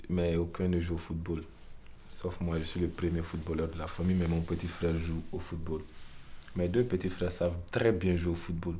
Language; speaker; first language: French; non-native, local second language; Bambara